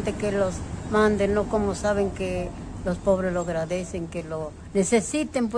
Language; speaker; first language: Spanish; native; Spanish